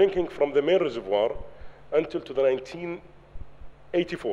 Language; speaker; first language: English; non-native, learner; Arabic